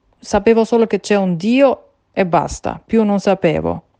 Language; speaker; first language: Italian; non-native, learner; Albanian